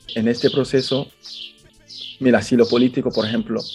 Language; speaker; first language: Spanish; non-native, fluent; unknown